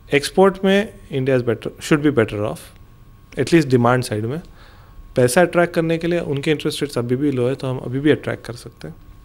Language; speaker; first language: Hindi; non-native, local second language; Gujarati